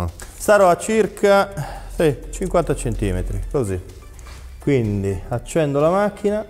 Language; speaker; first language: Italian; native; Italian